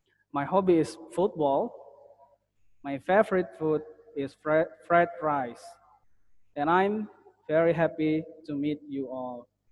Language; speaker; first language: English; non-native, fluent; Indonesian